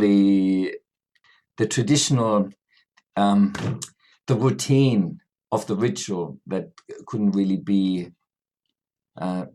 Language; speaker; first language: English; non-native, fluent; German